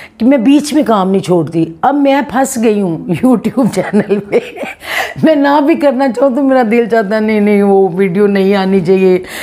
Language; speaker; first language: Urdu; non-native, local second language; Punjabi